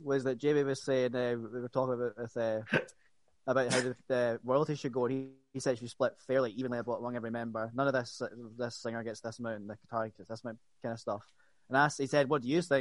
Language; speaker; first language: English; native; English